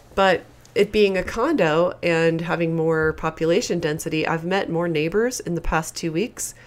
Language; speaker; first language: English; native; English